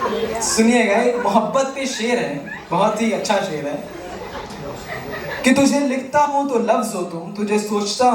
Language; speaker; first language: Hindi; native; Hindi